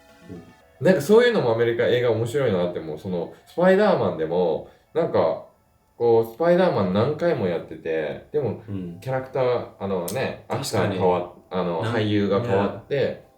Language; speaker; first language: Japanese; native; Japanese